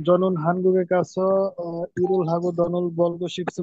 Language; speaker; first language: Korean; non-native, learner; Bangla